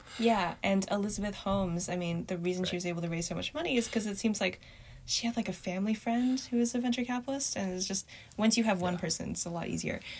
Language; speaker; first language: English; early bilingual, other home language; Chinese